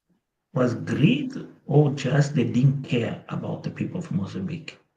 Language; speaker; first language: English; non-native, local second language; Portuguese